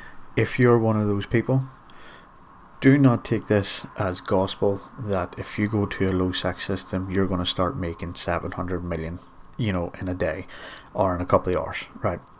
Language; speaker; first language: English; native; English